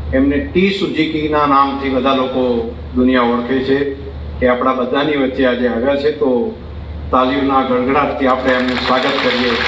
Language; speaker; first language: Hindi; non-native, local second language; Gujarati